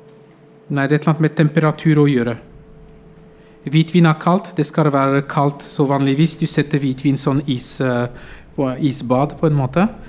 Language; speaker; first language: Norwegian; non-native, fluent; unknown